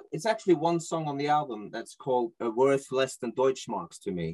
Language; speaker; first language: English; non-native, fluent; Norwegian